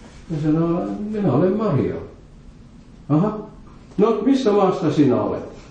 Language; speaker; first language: Finnish; non-native, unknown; Morisyen